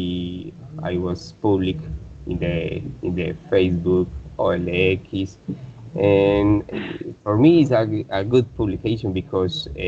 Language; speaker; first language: English; non-native, learner; Spanish